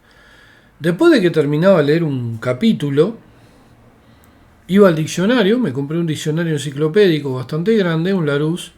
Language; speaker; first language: Spanish; native; Spanish